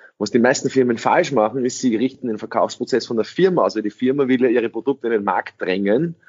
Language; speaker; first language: German; early bilingual, other home language; English